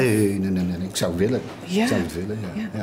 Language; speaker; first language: Dutch; native; Dutch